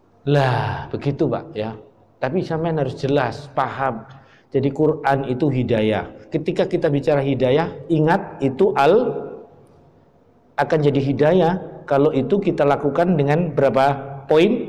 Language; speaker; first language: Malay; non-native, local second language; Javanese